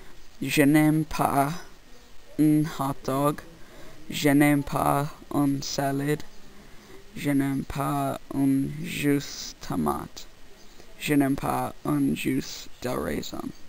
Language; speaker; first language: French; non-native, learner; English